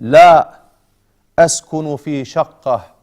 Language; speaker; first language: Arabic; non-native, fluent; English